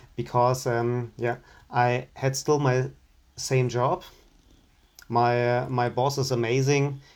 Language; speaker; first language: English; non-native, fluent; German